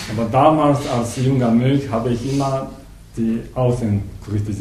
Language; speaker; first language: German; non-native, learner; Japanese